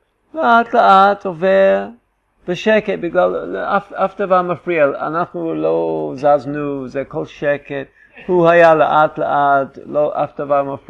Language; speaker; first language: Hebrew; non-native, fluent; English